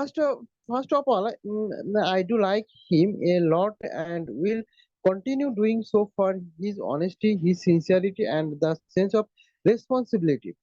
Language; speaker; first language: English; non-native, learner; Bangla